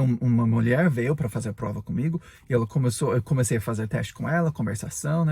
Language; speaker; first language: Portuguese; non-native, fluent; English